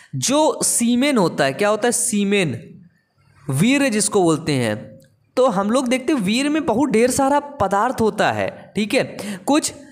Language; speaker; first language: Hindi; native; Hindi